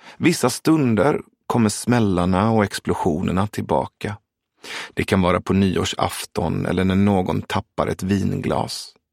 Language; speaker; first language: Swedish; early bilingual, other home language; Persian